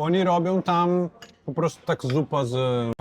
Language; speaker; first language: Polish; non-native, fluent; Portuguese